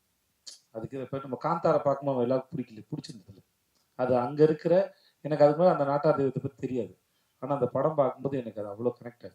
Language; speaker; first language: Tamil; native; Tamil